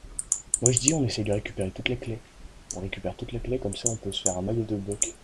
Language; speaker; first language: French; native; French